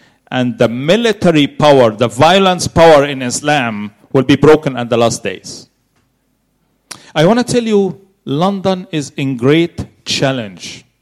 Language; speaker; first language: English; non-native, fluent; Arabic